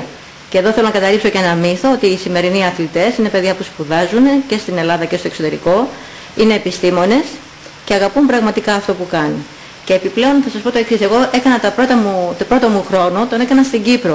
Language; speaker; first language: Greek; native; Greek